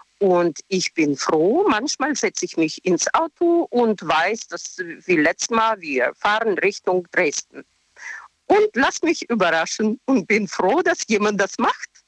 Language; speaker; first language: German; non-native, learner; Russian